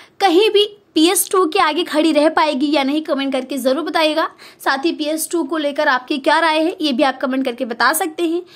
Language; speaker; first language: Hindi; native; Hindi